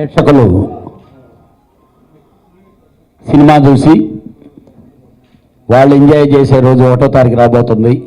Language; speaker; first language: Telugu; native; Telugu